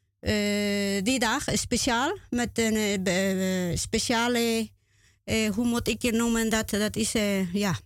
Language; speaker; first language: Dutch; non-native, learner; Spanish